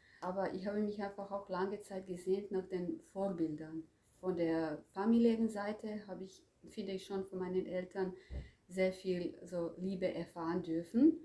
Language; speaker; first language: German; non-native, fluent; Croatian